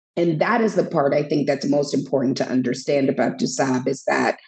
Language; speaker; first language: English; native; English